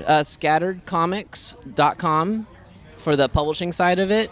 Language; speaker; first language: English; native; English